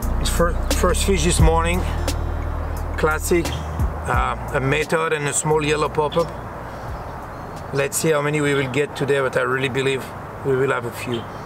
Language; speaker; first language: English; non-native, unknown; French